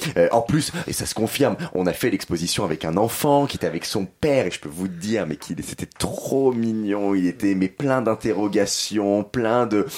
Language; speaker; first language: French; native; French